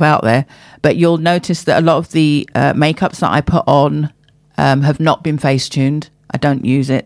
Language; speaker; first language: English; native; English